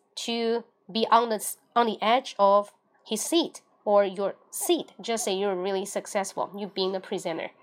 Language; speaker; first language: English; non-native, fluent; Chinese